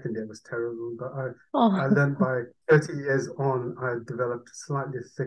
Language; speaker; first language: English; non-native, local second language; Urdu